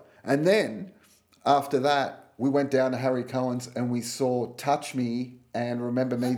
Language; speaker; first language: English; native; English